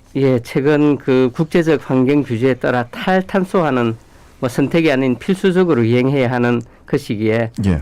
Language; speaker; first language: Korean; native; Korean